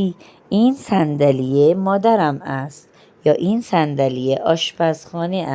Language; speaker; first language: Persian; non-native, fluent; Urdu